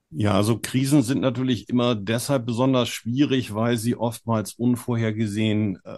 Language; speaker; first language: German; native; German